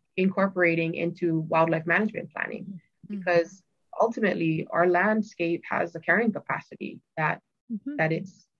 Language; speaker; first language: English; native; English